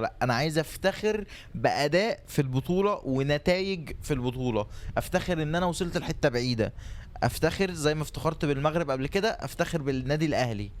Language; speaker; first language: Arabic; native; Arabic